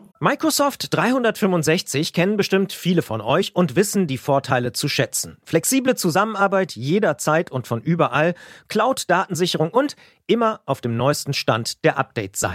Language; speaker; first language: German; native; German